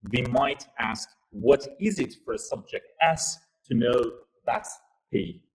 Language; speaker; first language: English; non-native, fluent; Persian